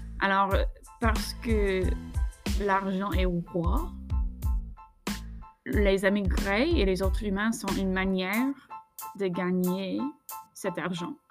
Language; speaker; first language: French; non-native, fluent; English